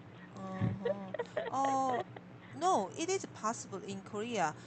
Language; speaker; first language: English; non-native, learner; Korean